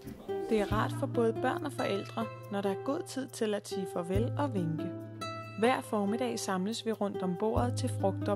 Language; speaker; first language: Danish; native; Danish